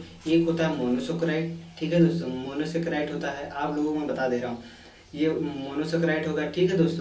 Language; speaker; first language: Hindi; native; Hindi